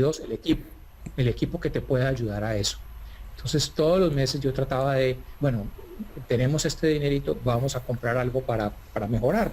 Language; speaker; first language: Spanish; native; Spanish